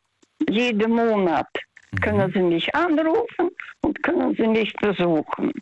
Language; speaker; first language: German; non-native, fluent; Russian